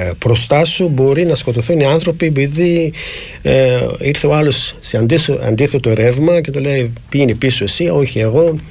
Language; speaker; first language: Greek; non-native, fluent; Arabic